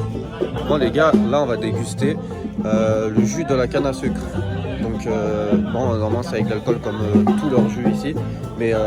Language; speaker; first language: French; native; French